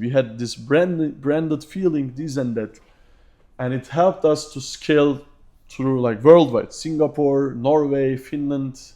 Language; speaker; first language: English; non-native, fluent; Turkish